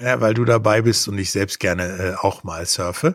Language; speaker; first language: German; native; German